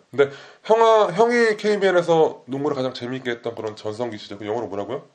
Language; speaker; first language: Korean; native; Korean